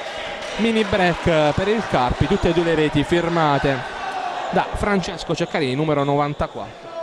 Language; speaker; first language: Italian; native; Italian